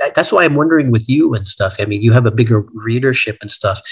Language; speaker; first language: English; native; English